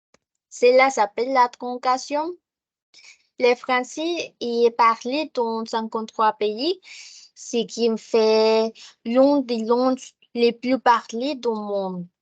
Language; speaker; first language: French; non-native, learner; Spanish